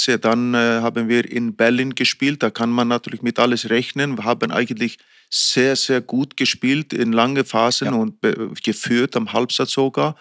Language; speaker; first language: German; non-native, fluent; Icelandic